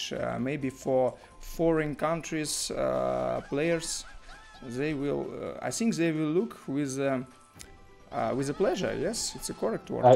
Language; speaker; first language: English; non-native, learner; Russian